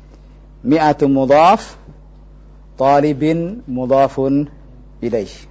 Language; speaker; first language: Arabic; non-native, fluent; Indonesian